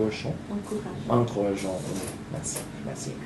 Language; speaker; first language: French; non-native, learner; English